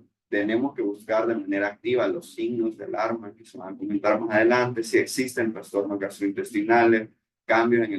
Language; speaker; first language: Spanish; native; Spanish